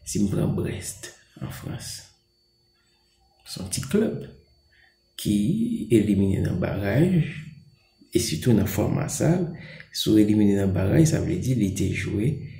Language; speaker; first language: French; non-native, local second language; Haitian Creole